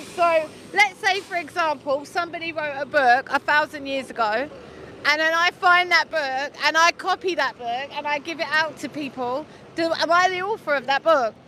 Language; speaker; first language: English; native; English